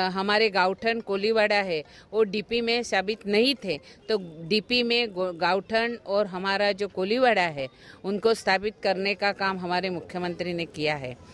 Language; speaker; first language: Hindi; non-native, local second language; Marathi